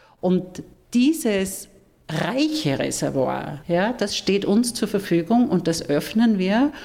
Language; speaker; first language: German; native; German